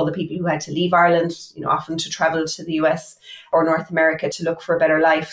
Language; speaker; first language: English; native; English